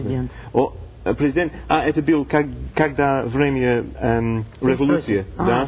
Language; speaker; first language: Russian; non-native, learner; English